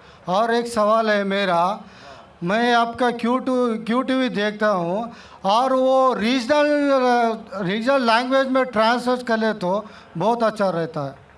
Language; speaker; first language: Hindi; non-native, local second language; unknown